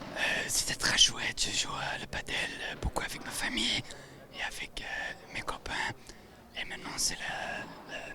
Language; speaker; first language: French; non-native, local second language; Dutch